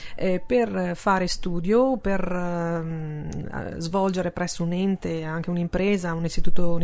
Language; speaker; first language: Italian; native; Italian